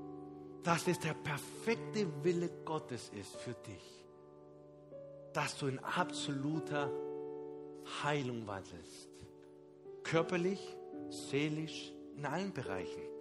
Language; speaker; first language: German; non-native, fluent; Spanish